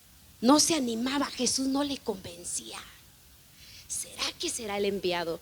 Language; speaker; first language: Spanish; native; Spanish